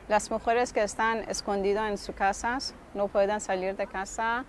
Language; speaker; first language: Spanish; non-native, learner; Persian